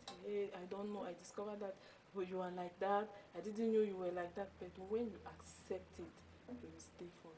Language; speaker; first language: English; non-native, local second language; French